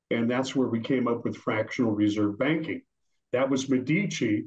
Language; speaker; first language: English; native; English